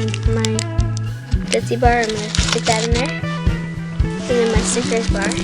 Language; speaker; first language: English; native; English